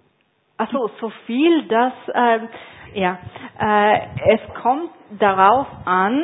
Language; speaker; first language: German; non-native, fluent; Italian